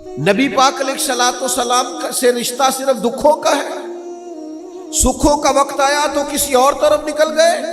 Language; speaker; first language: Urdu; non-native, local second language; Punjabi